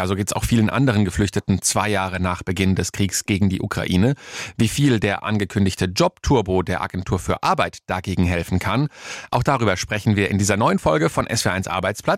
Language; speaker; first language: German; native; German